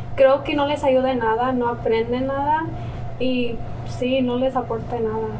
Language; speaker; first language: Spanish; early bilingual, other home language; English